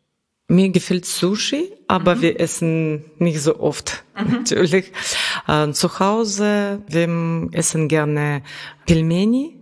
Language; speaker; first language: German; non-native, fluent; Russian